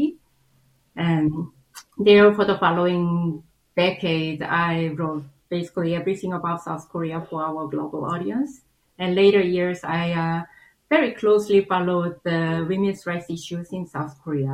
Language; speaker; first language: English; non-native, fluent; Korean